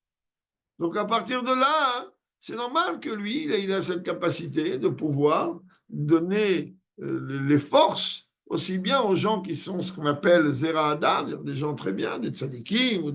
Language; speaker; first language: French; native; French